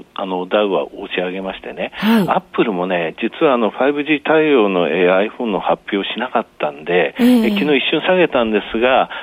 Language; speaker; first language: Japanese; native; Japanese